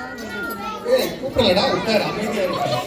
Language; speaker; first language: Tamil; native; Tamil